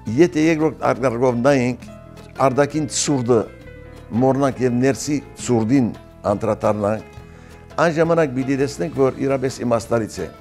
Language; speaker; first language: Armenian; native; Armenian